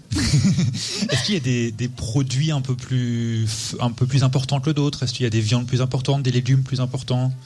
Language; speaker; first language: French; native; French